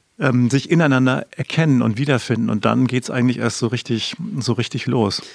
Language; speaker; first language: German; native; German